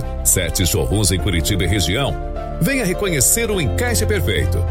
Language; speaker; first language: Portuguese; native; Portuguese